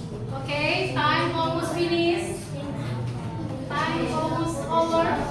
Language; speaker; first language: English; non-native, learner; Indonesian